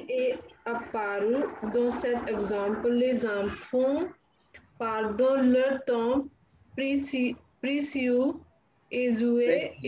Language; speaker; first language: French; non-native, learner; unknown